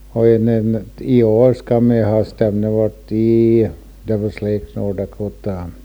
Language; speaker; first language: Norwegian; early bilingual, heritage; Norwegian